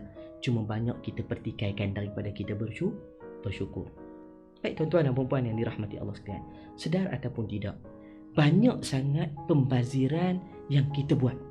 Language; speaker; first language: Malay; native; Malay